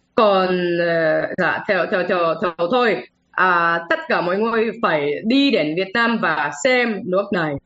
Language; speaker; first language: Vietnamese; non-native, learner; Polish